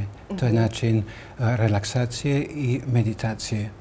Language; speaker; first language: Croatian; non-native, learner; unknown